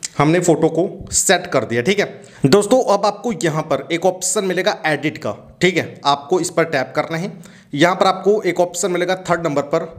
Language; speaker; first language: Hindi; native; Hindi